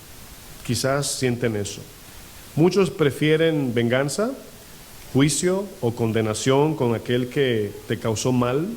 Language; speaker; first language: Spanish; native; Spanish